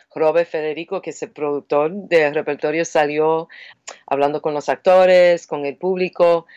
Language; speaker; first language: Spanish; non-native, fluent; English